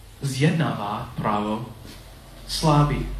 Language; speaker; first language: Czech; non-native, learner; English